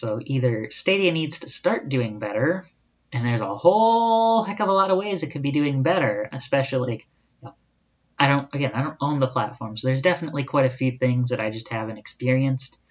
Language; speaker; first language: English; native; English